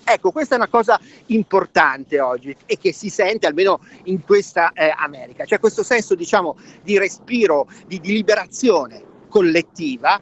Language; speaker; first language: Italian; native; Italian